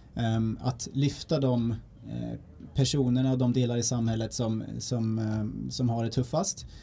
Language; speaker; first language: Swedish; native; Swedish